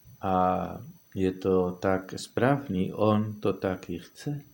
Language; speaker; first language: Czech; non-native, fluent; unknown